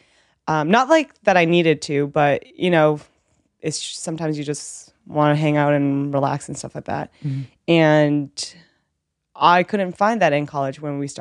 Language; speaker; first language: English; early bilingual, other home language; Vietnamese